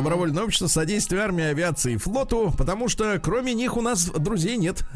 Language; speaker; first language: Russian; native; Russian